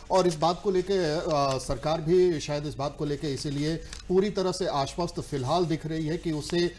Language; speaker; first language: Hindi; native; Hindi